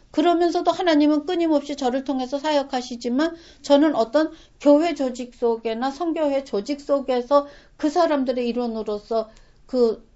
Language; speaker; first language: Korean; native; Korean